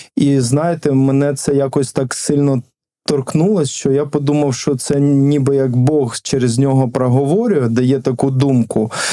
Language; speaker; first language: Ukrainian; non-native, local second language; Russian